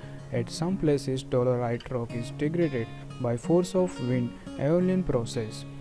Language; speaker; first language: English; non-native, fluent; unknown